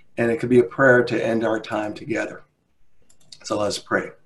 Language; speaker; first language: English; native; English